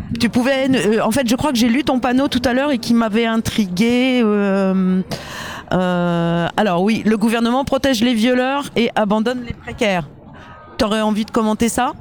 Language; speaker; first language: French; native; French